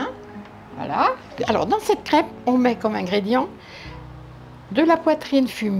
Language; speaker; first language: French; native; French